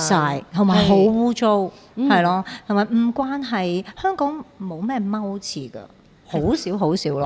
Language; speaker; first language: Cantonese; native; Cantonese